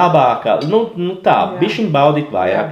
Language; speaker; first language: Latvian; non-native, learner; Italian